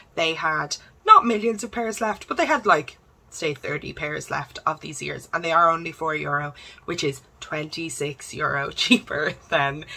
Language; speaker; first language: English; native; English